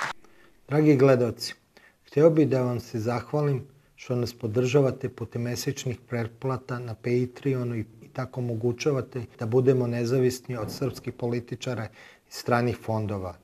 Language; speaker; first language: Croatian; native; Croatian